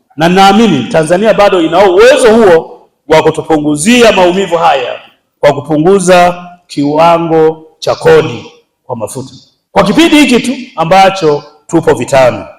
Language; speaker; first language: Swahili; native; Swahili